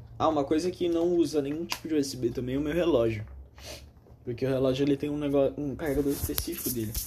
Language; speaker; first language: Portuguese; native; Portuguese